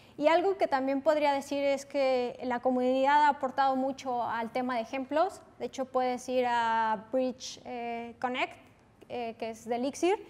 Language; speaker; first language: Spanish; native; Spanish